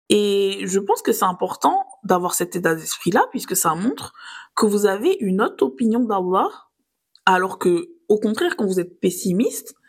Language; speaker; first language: French; native; French